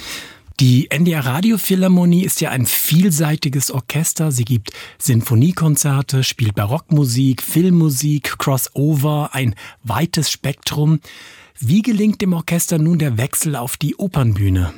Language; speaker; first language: German; native; German